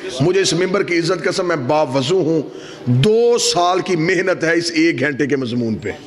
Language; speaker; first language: Urdu; non-native, local second language; Punjabi